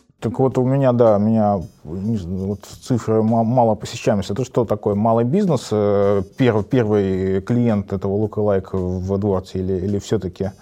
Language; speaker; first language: Russian; native; Russian